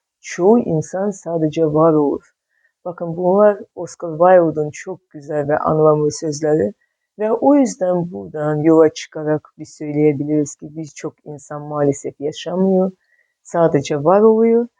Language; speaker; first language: Turkish; non-native, fluent; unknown